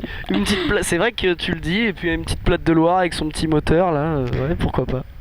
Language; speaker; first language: French; native; French